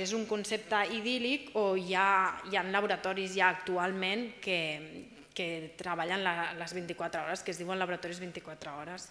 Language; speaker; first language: Catalan; native; Catalan